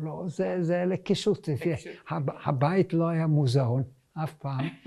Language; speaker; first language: Hebrew; early bilingual, other home language; Hungarian